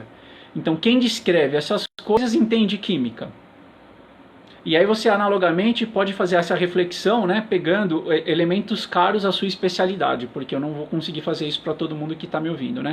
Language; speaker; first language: Portuguese; native; Portuguese